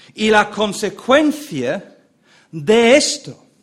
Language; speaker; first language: Spanish; non-native, fluent; English